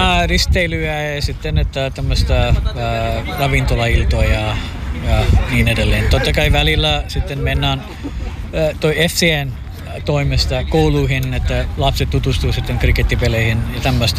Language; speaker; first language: Finnish; non-native, fluent; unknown